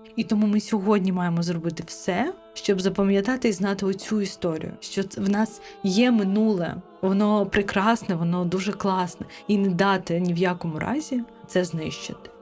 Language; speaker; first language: Ukrainian; non-native, local second language; Crimean Tatar